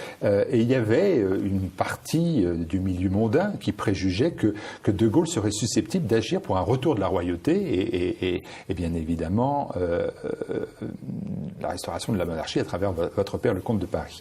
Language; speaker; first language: French; native; French